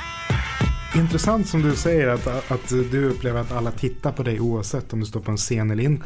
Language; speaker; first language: Swedish; native; Swedish